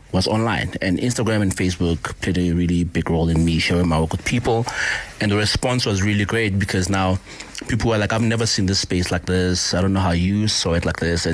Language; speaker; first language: English; non-native, local second language; Northern Sotho